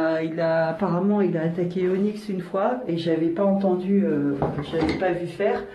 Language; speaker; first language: French; native; French